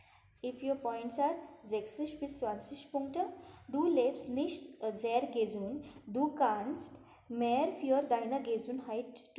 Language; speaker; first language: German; non-native, fluent; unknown